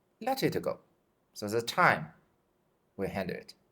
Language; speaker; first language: English; non-native, fluent; Chinese